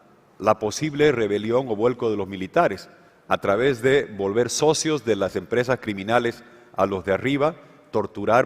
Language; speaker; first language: Spanish; native; Spanish